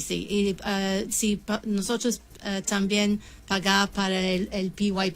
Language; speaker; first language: Spanish; non-native, learner; English